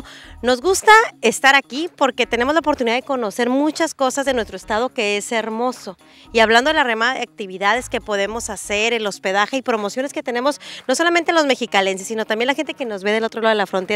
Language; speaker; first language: Spanish; native; Spanish